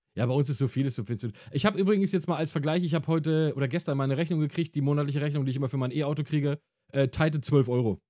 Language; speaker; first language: German; native; German